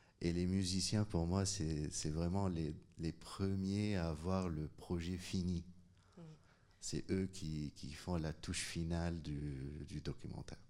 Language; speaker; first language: French; non-native, local second language; Arabic